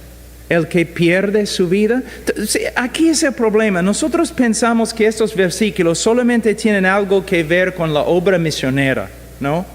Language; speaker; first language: Spanish; non-native, fluent; English